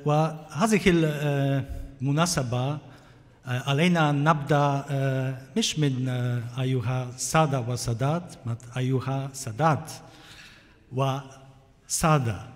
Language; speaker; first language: Arabic; non-native, fluent; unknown